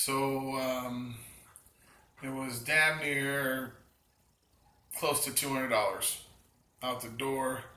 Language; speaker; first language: English; native; English